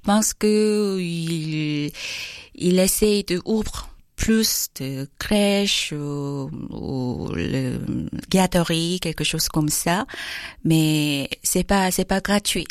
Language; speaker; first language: French; non-native, learner; Korean